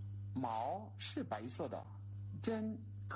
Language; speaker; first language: Chinese; non-native, learner; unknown